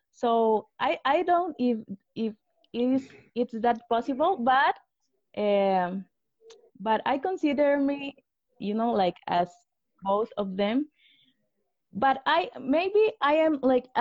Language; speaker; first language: English; non-native, learner; Spanish